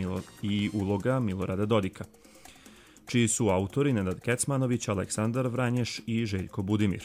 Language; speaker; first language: Croatian; native; Croatian